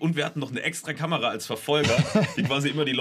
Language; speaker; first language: German; native; German